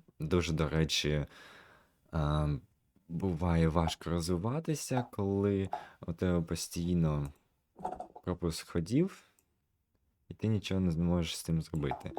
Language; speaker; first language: Ukrainian; native; Ukrainian